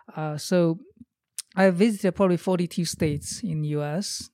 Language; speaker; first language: English; non-native, fluent; Chinese